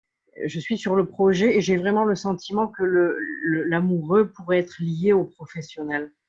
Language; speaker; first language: French; native; French